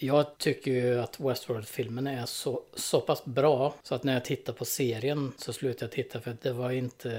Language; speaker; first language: Swedish; native; Swedish